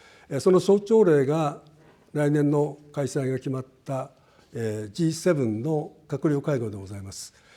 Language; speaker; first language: Japanese; native; Japanese